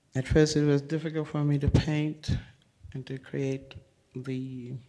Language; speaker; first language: English; native; English